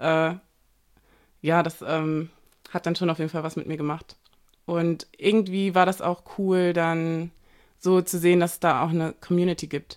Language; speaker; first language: German; native; German